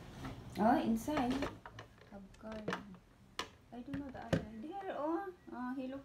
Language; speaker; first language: English; non-native, learner; Filipino